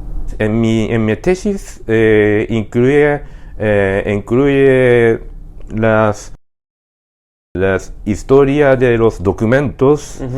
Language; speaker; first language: Spanish; non-native, learner; Japanese